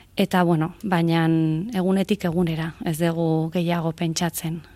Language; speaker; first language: Basque; native; Basque